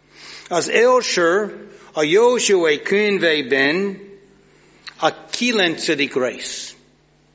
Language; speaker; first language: Hungarian; non-native, fluent; English